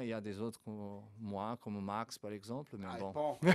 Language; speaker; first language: French; non-native, fluent; Portuguese